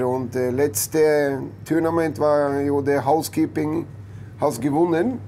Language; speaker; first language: German; non-native, learner; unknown